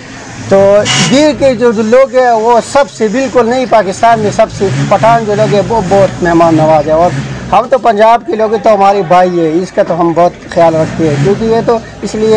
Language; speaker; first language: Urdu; non-native, local second language; Punjabi